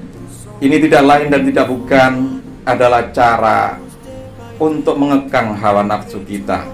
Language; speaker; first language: Indonesian; native; Indonesian